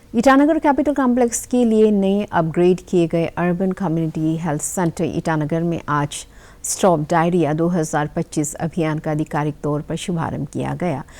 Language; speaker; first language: Hindi; non-native, local second language; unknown